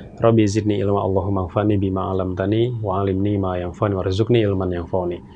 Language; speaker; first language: Indonesian; native; Indonesian